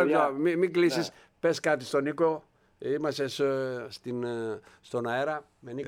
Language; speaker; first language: Greek; native; Greek